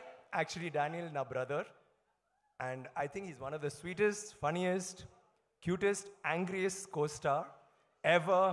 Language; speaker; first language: Telugu; non-native, learner; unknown